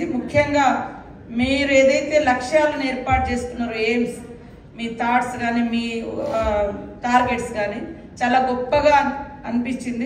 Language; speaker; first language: Telugu; native; Telugu